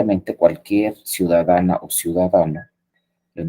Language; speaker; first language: Spanish; native; Spanish